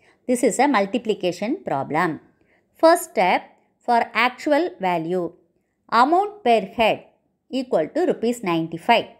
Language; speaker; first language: English; non-native, local second language; Tamil